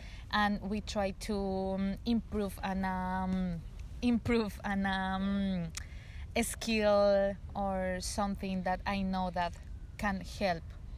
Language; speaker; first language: English; non-native, learner; Spanish